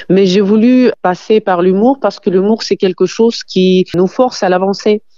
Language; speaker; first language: French; non-native, fluent; Ukrainian